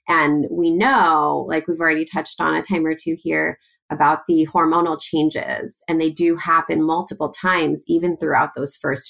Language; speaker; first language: English; native; English